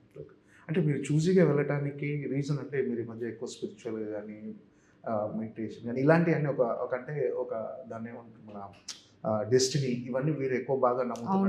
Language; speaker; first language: Telugu; native; Telugu